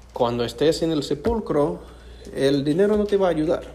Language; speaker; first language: Spanish; non-native, fluent; English